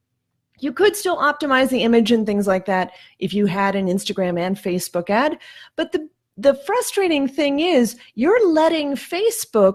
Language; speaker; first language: English; native; English